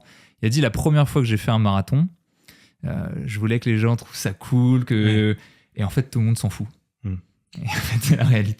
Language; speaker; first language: French; native; French